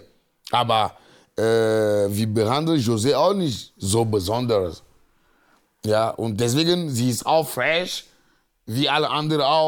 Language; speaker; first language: German; non-native, fluent; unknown